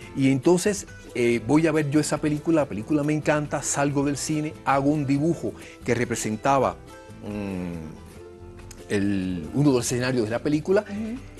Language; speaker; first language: Spanish; native; Spanish